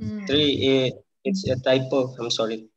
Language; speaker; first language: English; non-native, learner; Indonesian